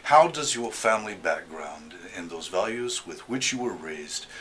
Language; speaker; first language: English; native; English